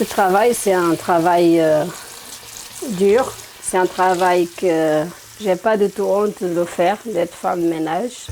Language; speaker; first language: French; non-native, fluent; Portuguese